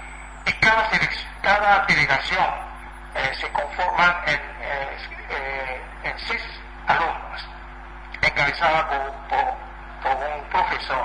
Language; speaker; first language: Spanish; non-native, fluent; Chinese